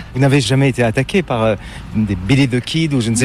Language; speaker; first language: French; native; French